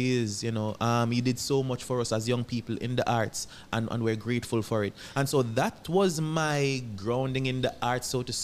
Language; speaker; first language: English; non-native, local second language; Jamaican Creole English